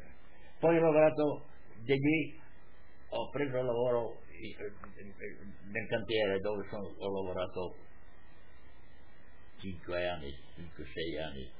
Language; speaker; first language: Italian; non-native, local second language; Friulian